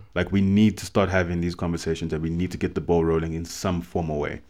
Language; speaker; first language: English; native; English